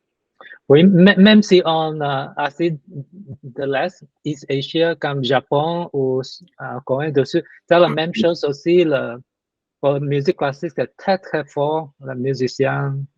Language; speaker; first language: French; non-native, learner; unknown